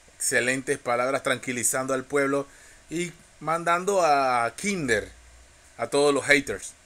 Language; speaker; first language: Spanish; native; Spanish